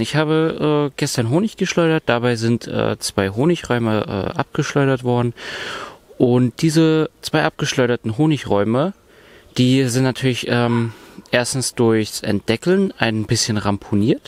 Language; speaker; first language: German; native; German